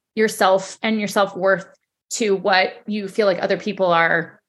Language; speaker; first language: English; native; English